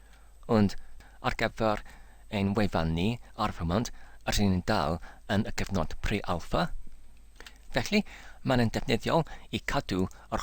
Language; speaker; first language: Welsh; non-native, learner; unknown